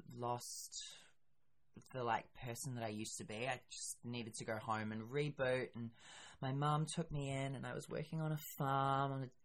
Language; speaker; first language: English; native; English